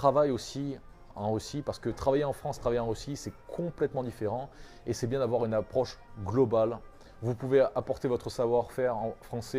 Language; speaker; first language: French; native; French